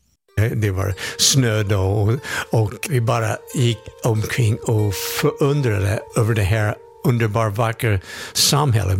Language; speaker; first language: Swedish; non-native, fluent; English